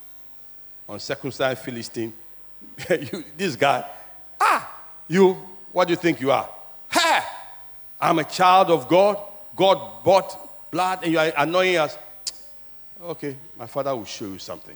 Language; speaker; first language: English; non-native, local second language; Ewe